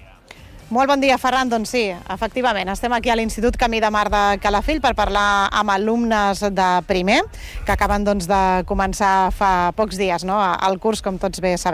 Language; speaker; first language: Catalan; native; Catalan